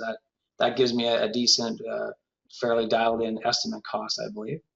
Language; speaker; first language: English; native; English